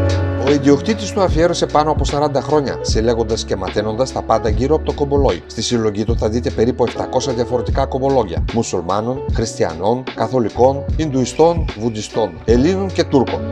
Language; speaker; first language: Greek; native; Greek